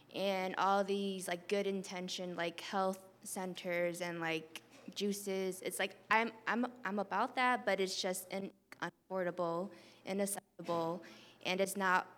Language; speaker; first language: English; native; English